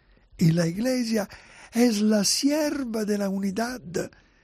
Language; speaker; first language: Spanish; non-native, fluent; Italian